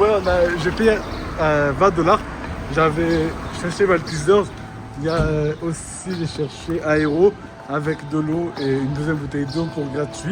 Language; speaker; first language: French; native; French